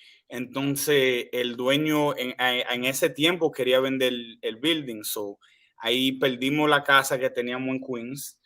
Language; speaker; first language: Spanish; early bilingual, heritage; Spanish